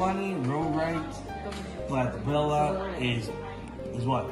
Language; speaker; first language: English; non-native, fluent; Chinese